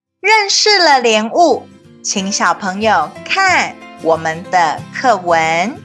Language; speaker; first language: Chinese; native; Chinese